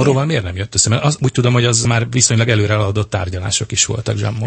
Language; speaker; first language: Hungarian; native; Hungarian